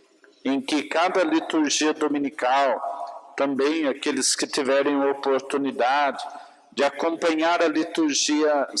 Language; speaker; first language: Portuguese; native; Portuguese